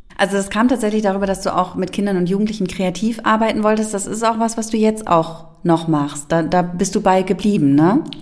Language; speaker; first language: German; native; German